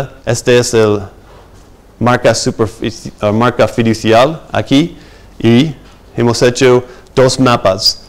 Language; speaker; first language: Spanish; non-native, fluent; English